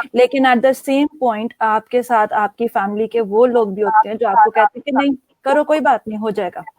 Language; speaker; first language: Urdu; native; Urdu